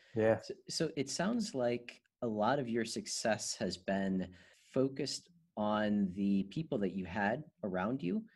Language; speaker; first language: English; non-native, fluent; French